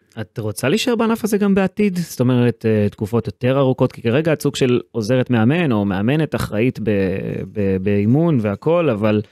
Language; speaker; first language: Hebrew; native; Hebrew